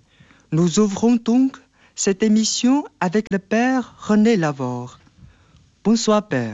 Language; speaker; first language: French; non-native, fluent; Chinese